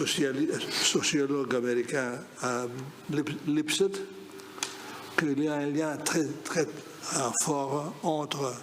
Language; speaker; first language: French; non-native, fluent; Greek